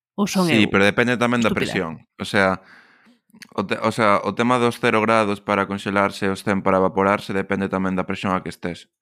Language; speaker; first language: Galician; non-native, local second language; Spanish